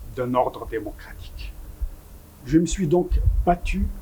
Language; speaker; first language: French; non-native, local second language; Kabyle